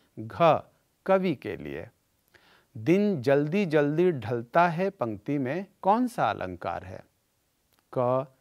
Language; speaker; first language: Hindi; native; Hindi